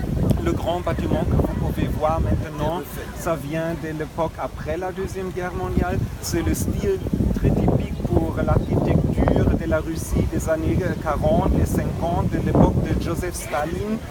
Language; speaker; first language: French; non-native, fluent; German